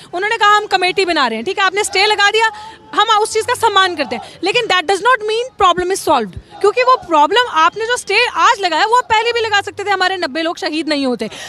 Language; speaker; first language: Hindi; native; Hindi